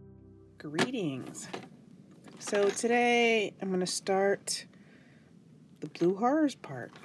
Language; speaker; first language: English; native; English